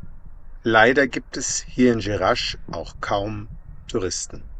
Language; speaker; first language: German; native; German